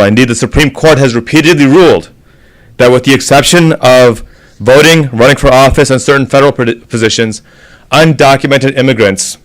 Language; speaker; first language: English; native; English